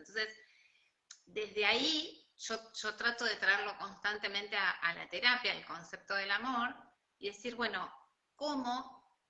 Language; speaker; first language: Spanish; native; Spanish